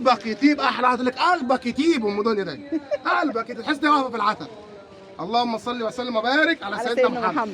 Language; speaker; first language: Arabic; native; Arabic